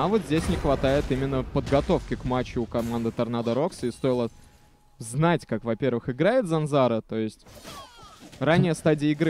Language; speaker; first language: Russian; native; Russian